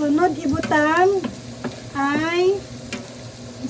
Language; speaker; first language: Japanese; non-native, learner; Cebuano